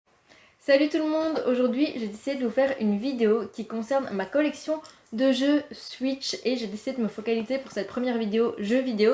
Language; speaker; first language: French; native; French